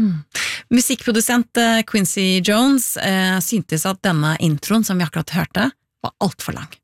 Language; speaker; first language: Norwegian; native; Norwegian